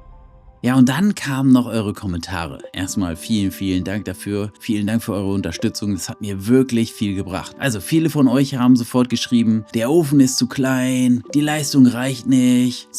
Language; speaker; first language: German; native; German